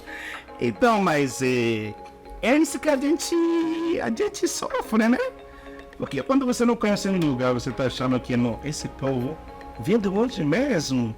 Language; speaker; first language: Portuguese; non-native, learner; Igbo